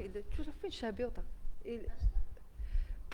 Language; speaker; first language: French; non-native, learner; Arabic